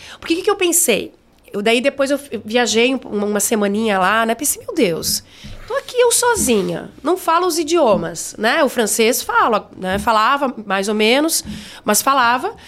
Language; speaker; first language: Portuguese; native; Portuguese